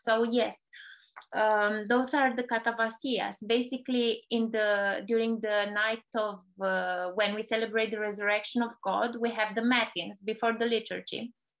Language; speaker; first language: English; non-native, fluent; Romanian